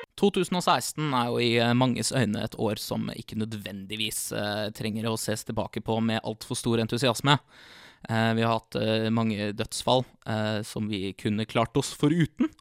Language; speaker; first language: Norwegian; native; Norwegian